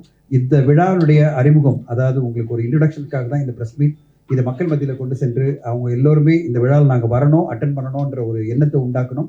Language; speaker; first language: Tamil; native; Tamil